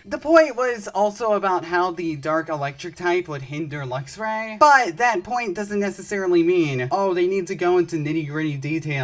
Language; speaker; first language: English; native; English